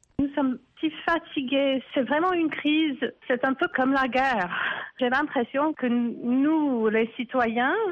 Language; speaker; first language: French; non-native, fluent; English